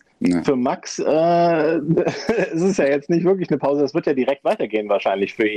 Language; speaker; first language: German; native; German